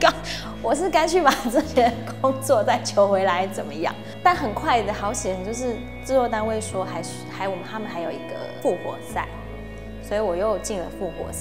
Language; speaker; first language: Chinese; native; Chinese